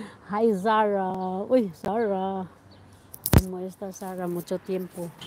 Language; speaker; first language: Spanish; non-native, learner; Filipino